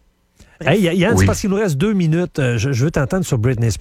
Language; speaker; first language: French; native; French